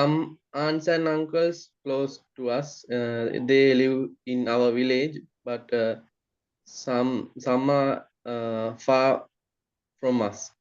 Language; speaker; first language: English; non-native, learner; Sinhala